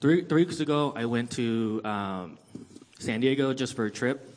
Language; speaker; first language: English; early bilingual, other home language; Persian